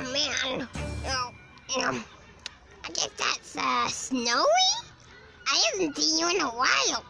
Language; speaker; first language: English; native; English